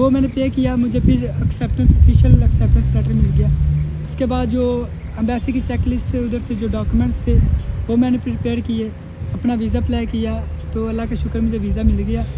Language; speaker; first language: Hindi; non-native, local second language; Punjabi